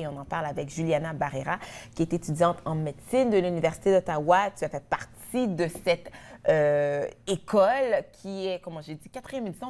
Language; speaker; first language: French; native; French